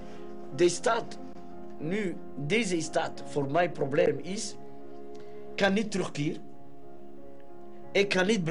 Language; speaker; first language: Dutch; non-native, learner; Somali